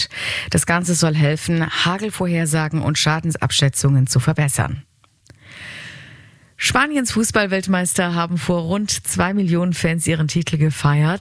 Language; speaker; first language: German; native; German